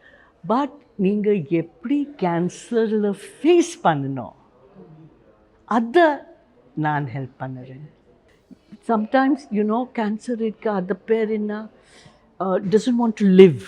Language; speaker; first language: Tamil; non-native, learner; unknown